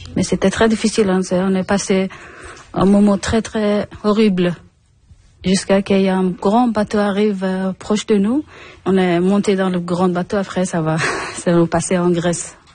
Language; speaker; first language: French; non-native, learner; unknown